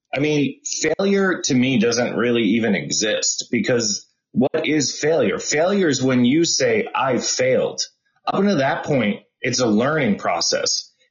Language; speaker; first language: English; native; English